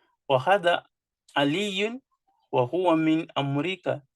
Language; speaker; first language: Arabic; non-native, fluent; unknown